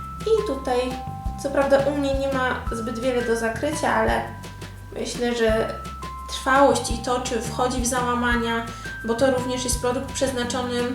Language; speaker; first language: Polish; native; Polish